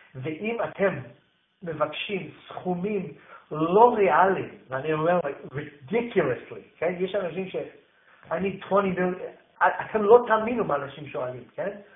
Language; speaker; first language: Hebrew; non-native, fluent; English